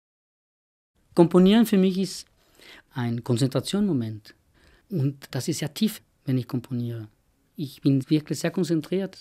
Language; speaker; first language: German; non-native, fluent; Spanish